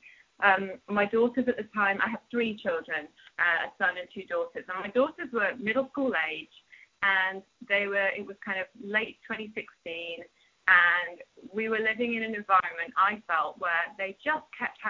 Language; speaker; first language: English; native; English